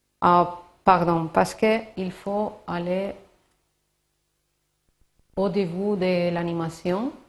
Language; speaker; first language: French; non-native, learner; Spanish